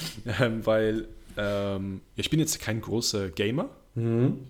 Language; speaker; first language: German; non-native, fluent; English